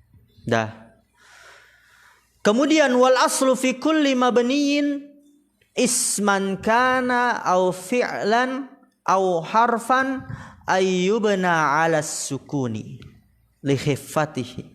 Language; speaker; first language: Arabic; non-native, fluent; Indonesian